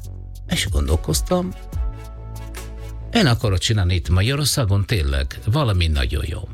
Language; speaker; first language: Hungarian; non-native, learner; Italian